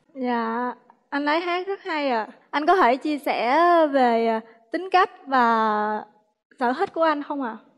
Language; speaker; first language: Vietnamese; native; Vietnamese